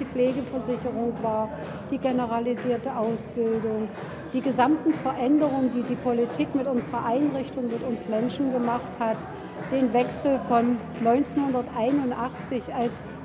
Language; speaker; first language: German; native; German